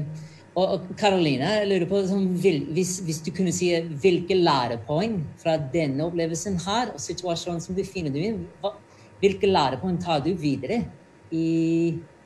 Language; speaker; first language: Norwegian; non-native, fluent; English